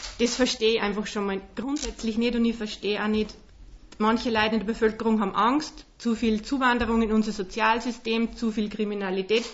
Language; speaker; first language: German; native; German